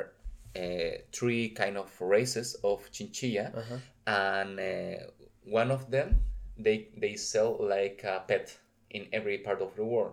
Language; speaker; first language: English; non-native, learner; Spanish